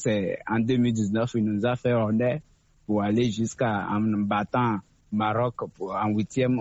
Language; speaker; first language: French; non-native, local second language; Fon